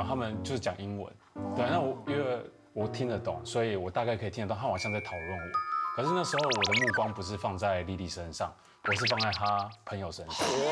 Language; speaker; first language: Chinese; native; Chinese